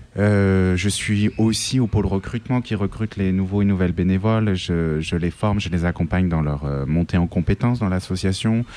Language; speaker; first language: French; native; French